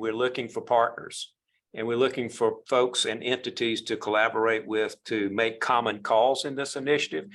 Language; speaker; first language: English; native; English